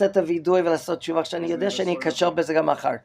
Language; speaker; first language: Hebrew; non-native, fluent; English